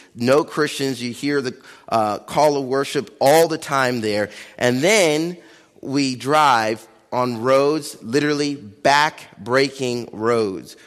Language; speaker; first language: English; early bilingual, other home language; Akan